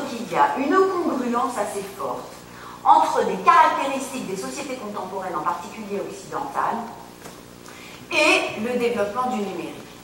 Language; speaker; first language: French; native; French